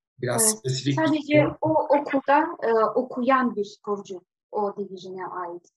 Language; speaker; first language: Turkish; non-native, fluent; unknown